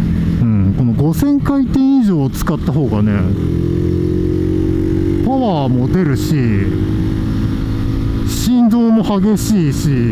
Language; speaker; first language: Japanese; native; Japanese